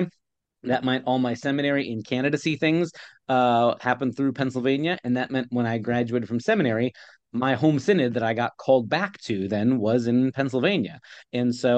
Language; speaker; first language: English; native; English